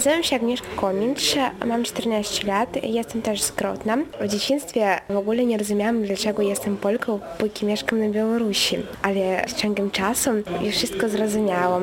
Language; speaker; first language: Polish; non-native, local second language; Russian